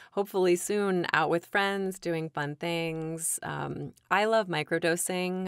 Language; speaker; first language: English; native; English